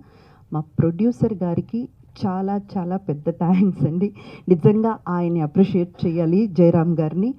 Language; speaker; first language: Telugu; native; Telugu